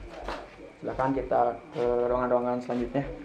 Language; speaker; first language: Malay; non-native, local second language; Sundanese